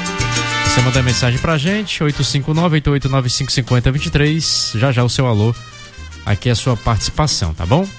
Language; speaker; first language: Portuguese; native; Portuguese